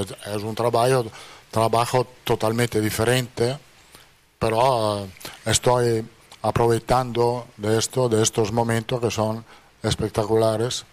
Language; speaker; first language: Portuguese; non-native, fluent; Italian